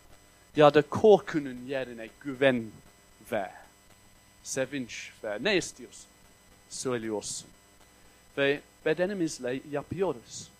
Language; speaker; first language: Turkish; non-native, fluent; English